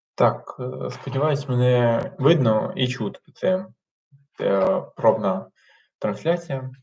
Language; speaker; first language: Ukrainian; non-native, local second language; Russian